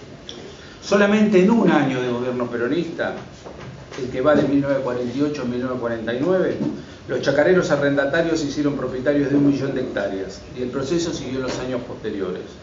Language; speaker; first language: Spanish; native; Spanish